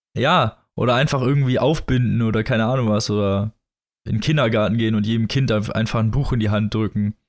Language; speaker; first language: German; native; German